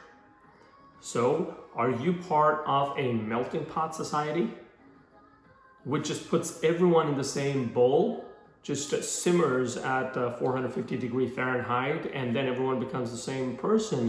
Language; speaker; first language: English; non-native, local second language; Urdu